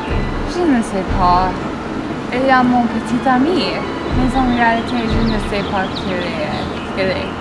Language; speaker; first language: French; non-native, learner; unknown